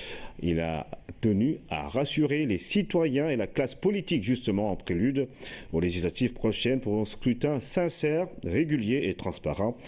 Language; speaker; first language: French; non-native, local second language; Wolof